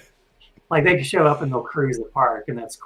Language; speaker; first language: English; native; English